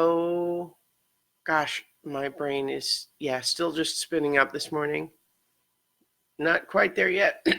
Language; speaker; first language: English; native; English